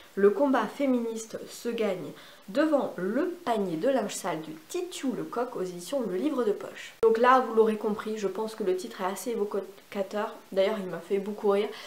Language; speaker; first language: French; native; French